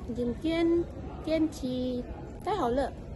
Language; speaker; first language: Chinese; non-native, learner; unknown